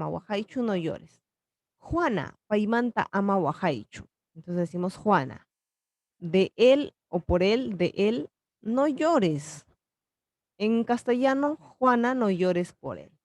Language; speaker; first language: Spanish; non-native, local second language; Quechua